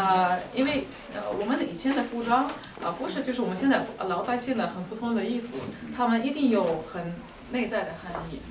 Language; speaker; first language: Chinese; non-native, fluent; Russian